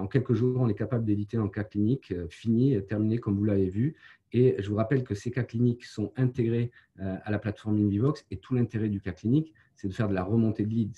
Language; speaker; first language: French; native; French